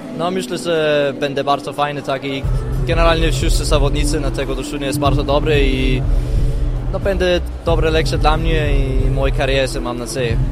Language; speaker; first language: Polish; non-native, learner; Danish